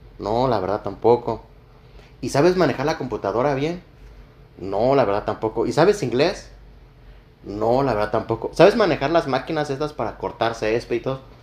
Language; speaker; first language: Spanish; native; Spanish